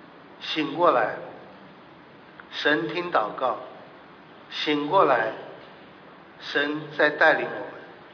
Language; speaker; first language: Chinese; native; Chinese